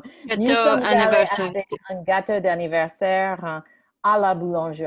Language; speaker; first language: French; non-native, fluent; English